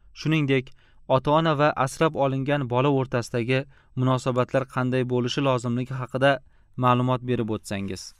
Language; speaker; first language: Uzbek; native; Uzbek